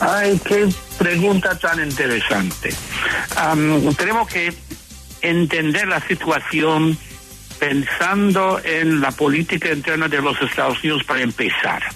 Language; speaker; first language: Spanish; non-native, fluent; English